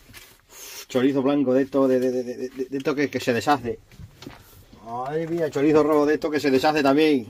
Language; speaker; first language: Spanish; native; Spanish